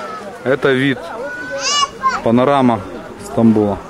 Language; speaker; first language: Russian; native; Russian